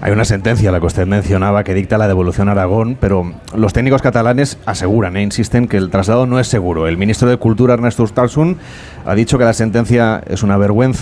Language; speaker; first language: Spanish; native; Spanish